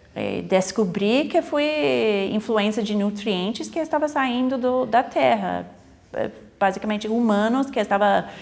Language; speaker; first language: Portuguese; non-native, fluent; English